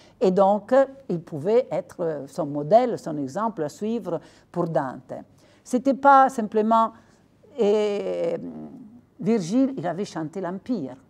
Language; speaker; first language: French; non-native, fluent; Italian